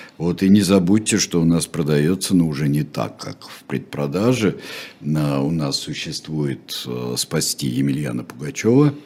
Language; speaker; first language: Russian; native; Russian